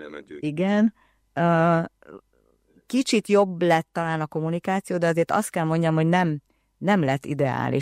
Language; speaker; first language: Hungarian; native; Hungarian